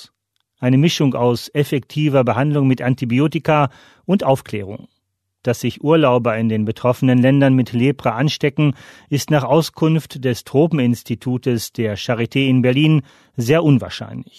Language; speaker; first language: German; native; German